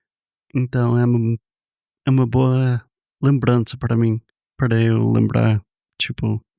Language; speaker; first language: Portuguese; non-native, fluent; English